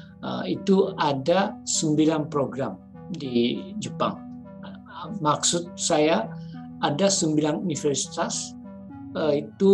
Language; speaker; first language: Indonesian; non-native, fluent; Japanese